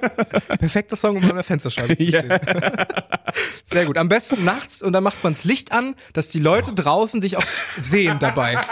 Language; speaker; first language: German; native; German